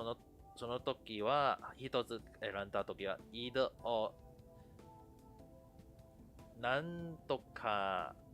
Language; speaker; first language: Japanese; non-native, fluent; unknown